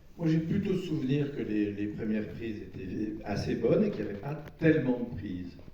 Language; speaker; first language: French; native; French